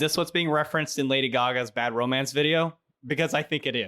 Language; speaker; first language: English; native; English